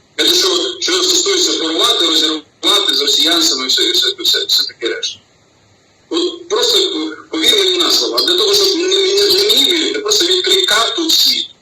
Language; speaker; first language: Ukrainian; non-native, local second language; Russian